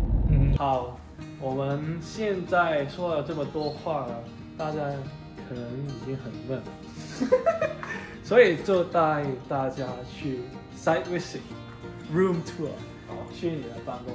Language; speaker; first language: Chinese; non-native, fluent; Cantonese